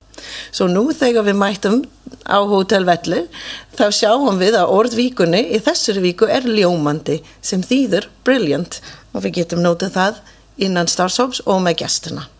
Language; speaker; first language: Icelandic; non-native, fluent; English